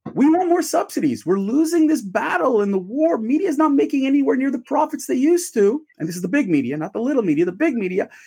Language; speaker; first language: English; native; English